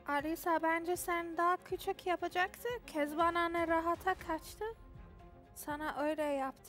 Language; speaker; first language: Turkish; non-native, learner; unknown